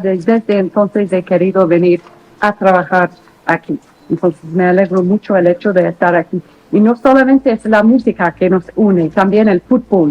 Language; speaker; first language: Spanish; non-native, fluent; English